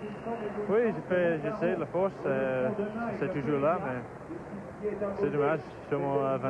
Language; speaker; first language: French; non-native, fluent; English